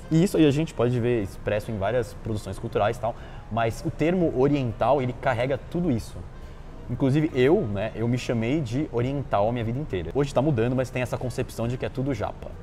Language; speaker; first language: Portuguese; early bilingual, other home language; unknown